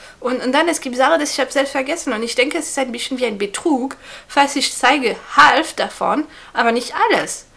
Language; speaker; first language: German; non-native, fluent; French